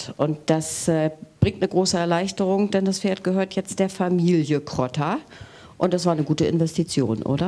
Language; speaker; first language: German; native; German